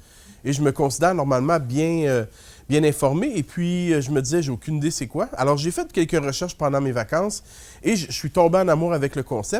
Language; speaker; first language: French; native; French